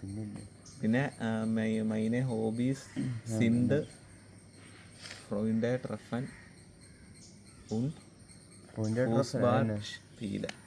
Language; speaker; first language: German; non-native, learner; Malayalam